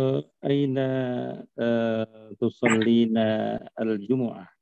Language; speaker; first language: Arabic; non-native, learner; Indonesian